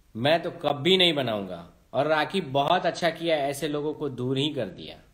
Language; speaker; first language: Hindi; native; Hindi